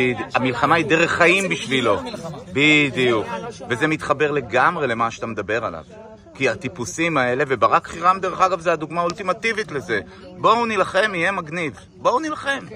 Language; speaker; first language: Hebrew; native; Hebrew